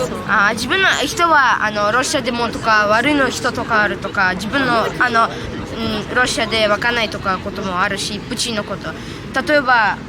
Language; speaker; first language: Japanese; non-native, learner; Russian